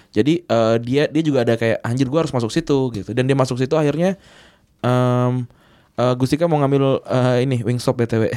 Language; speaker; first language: Indonesian; native; Indonesian